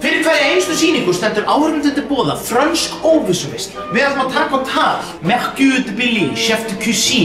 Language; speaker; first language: Icelandic; native; Icelandic